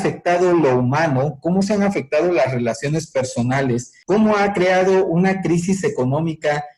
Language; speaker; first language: Spanish; native; Spanish